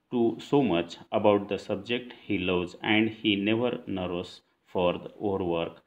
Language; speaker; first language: English; non-native, local second language; Marathi